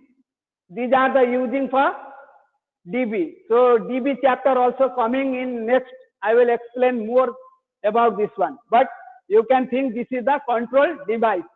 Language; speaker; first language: English; non-native, learner; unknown